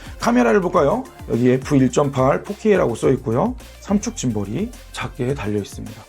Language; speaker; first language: Korean; native; Korean